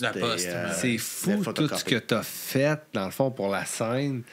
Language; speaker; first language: French; native; French